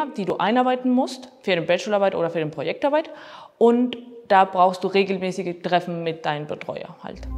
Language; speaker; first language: German; non-native, fluent; Spanish